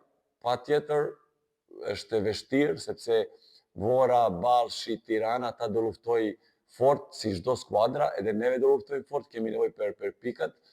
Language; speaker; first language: Albanian; non-native, learner; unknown